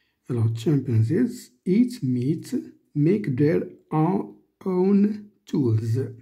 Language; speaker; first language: English; non-native, fluent; Arabic